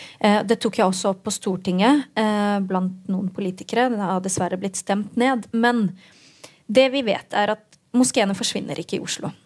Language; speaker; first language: Norwegian; early bilingual, other home language; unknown